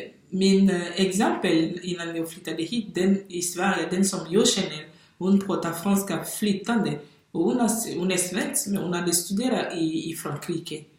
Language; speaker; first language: Swedish; non-native, fluent; French